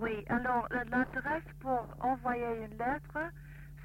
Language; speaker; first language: French; non-native, fluent; English